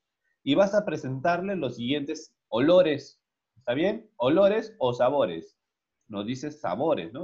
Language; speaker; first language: Spanish; native; Spanish